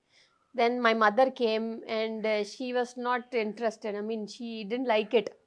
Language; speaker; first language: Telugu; non-native, fluent; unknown